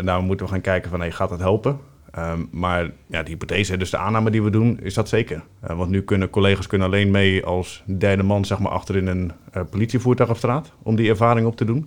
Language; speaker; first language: Dutch; native; Dutch